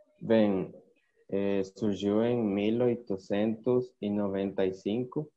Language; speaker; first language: Portuguese; non-native, learner; Spanish